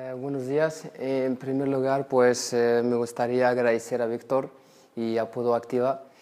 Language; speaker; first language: Spanish; non-native, fluent; Arabic